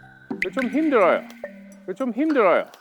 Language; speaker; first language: Korean; early bilingual, heritage; English